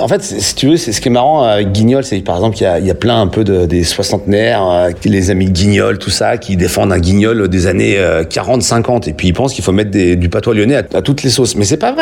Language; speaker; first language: French; native; French